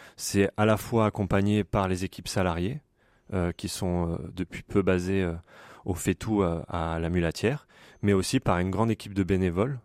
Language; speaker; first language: French; native; French